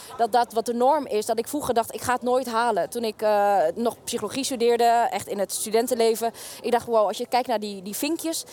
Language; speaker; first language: Dutch; early bilingual, other home language; Vietnamese